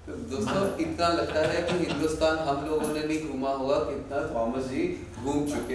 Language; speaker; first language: Hindi; native; Hindi